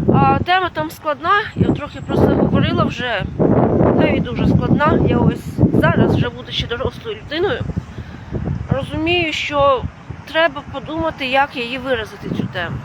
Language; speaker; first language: Ukrainian; non-native, fluent; Latvian